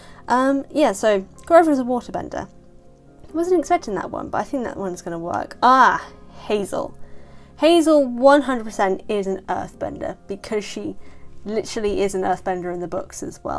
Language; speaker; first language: English; native; English